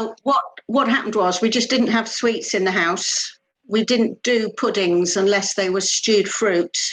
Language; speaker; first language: English; native; English